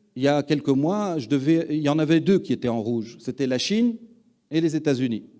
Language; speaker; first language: French; non-native, local second language; Arabic